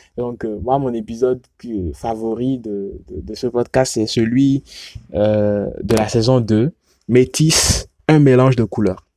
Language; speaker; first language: French; non-native, local second language; Yoruba